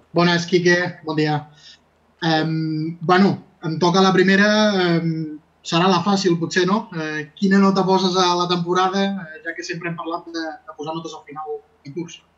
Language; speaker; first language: Catalan; native; Catalan